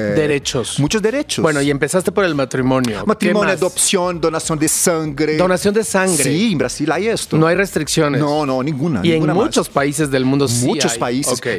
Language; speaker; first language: Spanish; non-native, learner; Portuguese